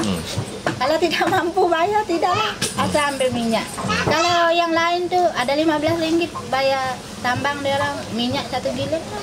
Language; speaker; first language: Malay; non-native, local second language; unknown